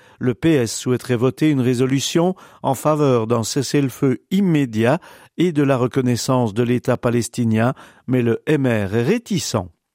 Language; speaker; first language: French; native; French